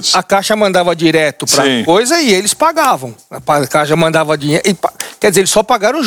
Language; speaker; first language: Portuguese; native; Portuguese